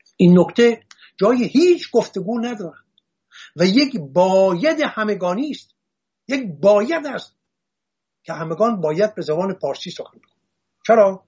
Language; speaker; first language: Persian; non-native, local second language; Assyrian Neo-Aramaic